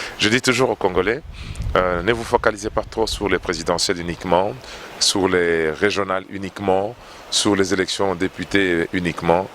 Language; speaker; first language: French; non-native, local second language; Luba-Lulua